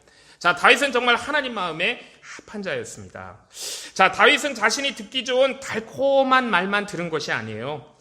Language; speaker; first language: Korean; native; Korean